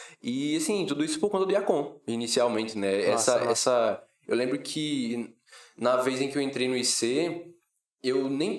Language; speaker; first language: Portuguese; native; Portuguese